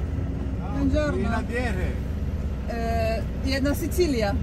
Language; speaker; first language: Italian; non-native, learner; Polish